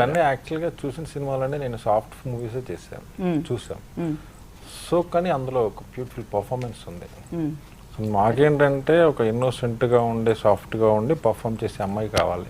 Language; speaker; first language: Telugu; native; Telugu